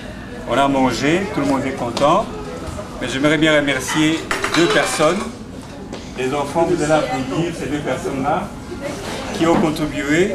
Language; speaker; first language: French; native; French